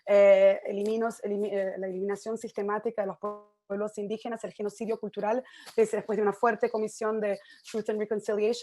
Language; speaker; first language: Spanish; native; Spanish